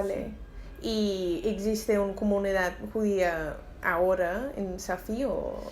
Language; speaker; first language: Spanish; non-native, learner; English